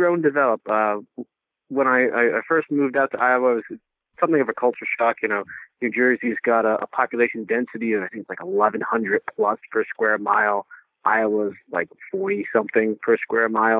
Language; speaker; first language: English; native; English